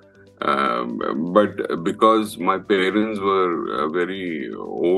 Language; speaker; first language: English; non-native, local second language; Malayalam